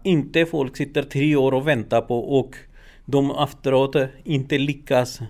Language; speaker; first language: Swedish; non-native, learner; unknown